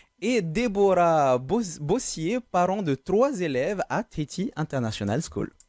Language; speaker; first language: French; native; French